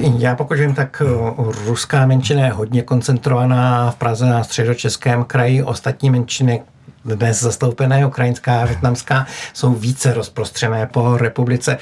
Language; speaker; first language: Czech; native; Czech